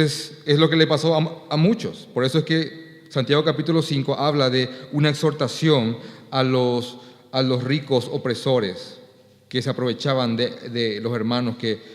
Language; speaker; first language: Spanish; native; Spanish